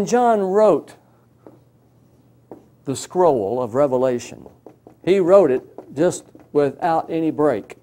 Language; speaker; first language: English; native; English